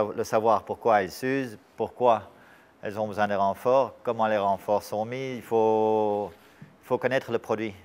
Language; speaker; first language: French; native; French